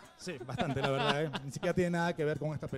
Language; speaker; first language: Spanish; native; Spanish